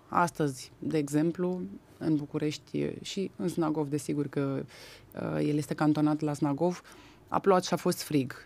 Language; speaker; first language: Romanian; native; Romanian